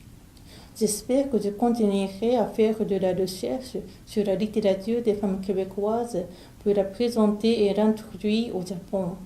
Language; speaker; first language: French; non-native, fluent; Japanese